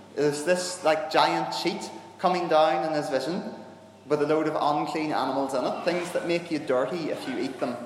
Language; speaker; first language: English; native; English